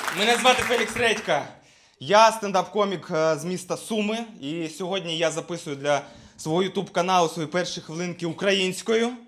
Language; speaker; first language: Ukrainian; non-native, local second language; Russian